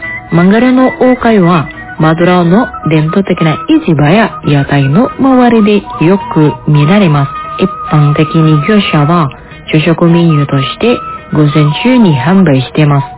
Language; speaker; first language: Japanese; non-native, fluent; Indonesian